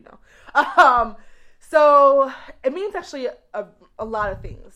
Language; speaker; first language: English; native; English